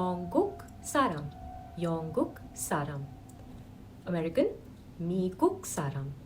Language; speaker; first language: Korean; non-native, fluent; Hindi